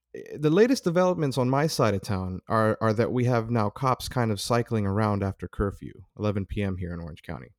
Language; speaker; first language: English; early bilingual, other home language; Filipino